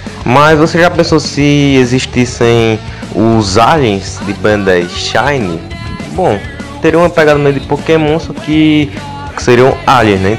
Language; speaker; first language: Portuguese; native; Portuguese